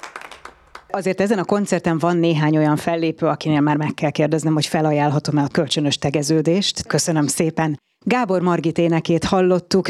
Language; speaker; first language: Hungarian; native; Hungarian